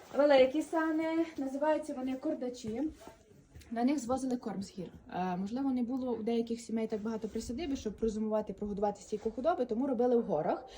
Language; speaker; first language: Ukrainian; native; Ukrainian